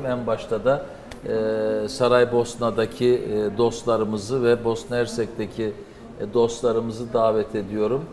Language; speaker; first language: Turkish; native; Turkish